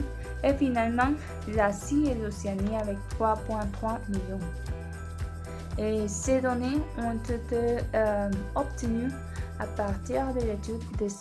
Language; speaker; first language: French; non-native, learner; Spanish